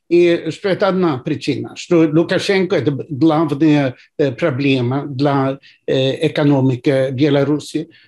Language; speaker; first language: Russian; non-native, fluent; Swedish